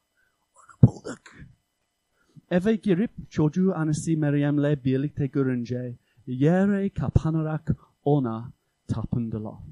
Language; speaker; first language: Turkish; non-native, fluent; English